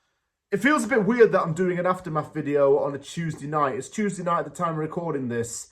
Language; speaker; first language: English; native; English